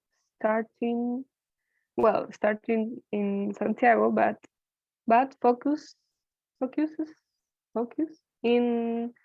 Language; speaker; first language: English; non-native, learner; Spanish